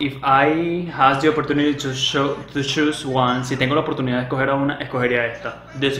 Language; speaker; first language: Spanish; native; Spanish